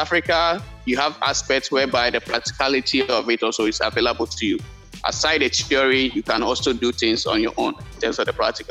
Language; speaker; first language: English; non-native, local second language; Akan